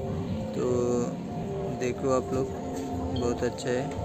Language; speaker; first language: Hindi; non-native, fluent; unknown